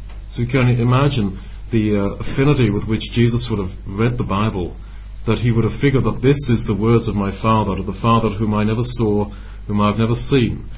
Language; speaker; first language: English; native; English